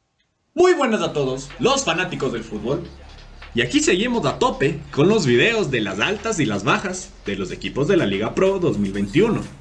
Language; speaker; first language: Spanish; native; Spanish